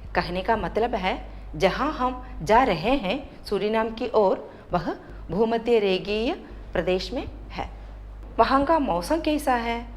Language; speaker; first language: Hindi; non-native, local second language; Malayalam